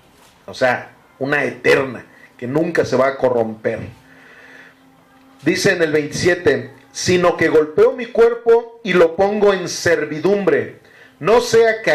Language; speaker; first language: Spanish; native; Spanish